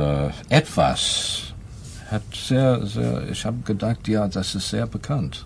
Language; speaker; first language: German; non-native, learner; English